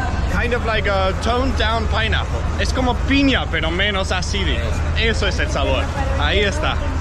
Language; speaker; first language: Spanish; non-native, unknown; Danish